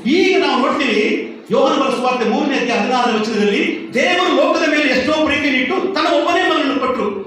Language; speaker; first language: Kannada; non-native, local second language; Tamil